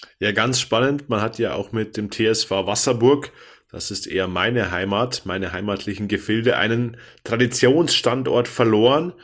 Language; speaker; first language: German; native; German